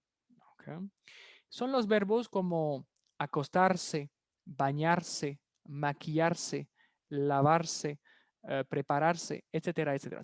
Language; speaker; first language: Spanish; non-native, fluent; French